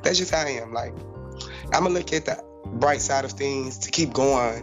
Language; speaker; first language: English; native; English